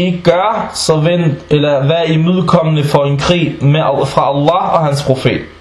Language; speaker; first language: Danish; early bilingual, other home language; Arabic